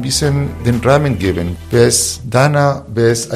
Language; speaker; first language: German; non-native, fluent; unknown